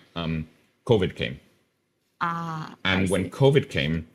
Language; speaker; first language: English; non-native, fluent; Spanish